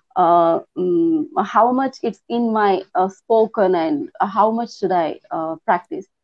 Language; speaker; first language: English; non-native, local second language; Hindi